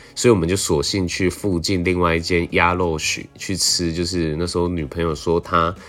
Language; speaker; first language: Chinese; native; Chinese